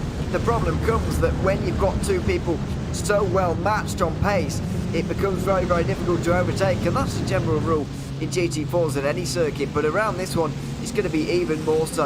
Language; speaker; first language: English; native; English